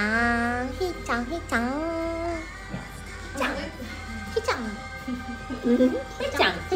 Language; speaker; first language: English; non-native, learner; Indonesian